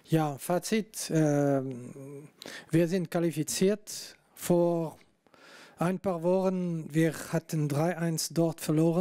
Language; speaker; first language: German; non-native, local second language; French